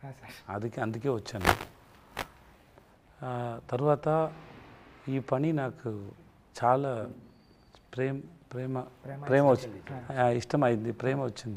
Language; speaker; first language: Telugu; non-native, learner; Tamil